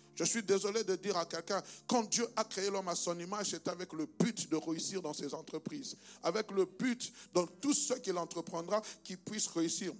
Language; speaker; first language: French; non-native, local second language; Lingala